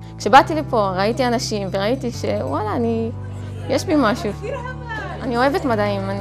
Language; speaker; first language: Hebrew; non-native, local second language; Arabic